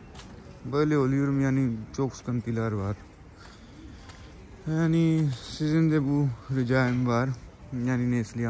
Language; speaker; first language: Turkish; non-native, learner; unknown